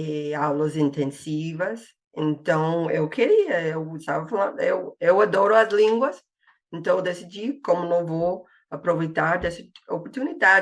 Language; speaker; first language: Portuguese; non-native, fluent; English